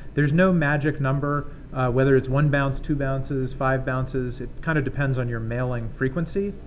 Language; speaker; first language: English; native; English